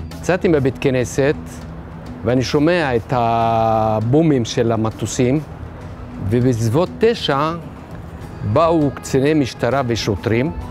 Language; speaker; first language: Hebrew; non-native, fluent; Arabic